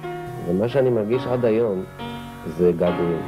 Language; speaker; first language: Hebrew; native; Hebrew